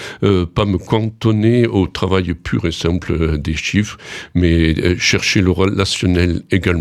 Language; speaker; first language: French; native; French